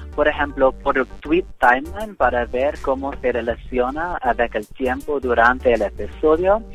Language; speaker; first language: Spanish; non-native, fluent; English